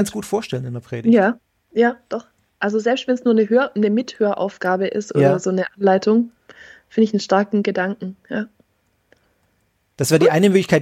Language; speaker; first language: German; native; German